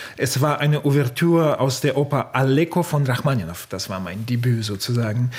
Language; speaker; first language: German; non-native, fluent; Russian